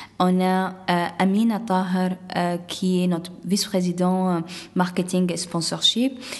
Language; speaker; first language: French; non-native, fluent; Arabic